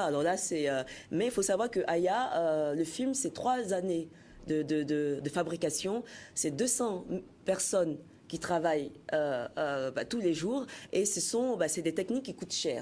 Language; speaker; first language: French; early bilingual, other home language; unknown